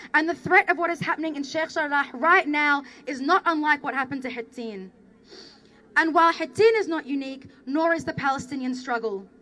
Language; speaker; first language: English; early bilingual, other home language; Arabic